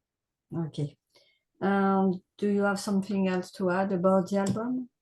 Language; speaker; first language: English; non-native, learner; French